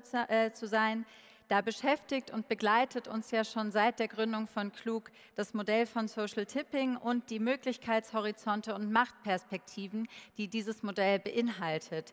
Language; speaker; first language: German; native; German